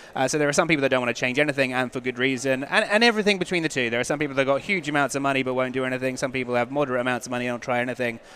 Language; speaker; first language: English; native; English